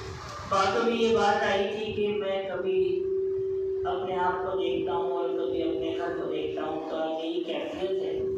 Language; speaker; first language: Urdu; non-native, local second language; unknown